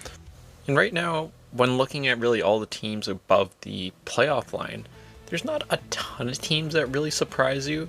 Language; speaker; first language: English; native; English